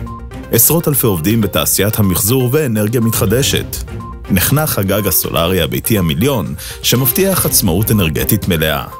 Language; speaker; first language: Hebrew; native; Hebrew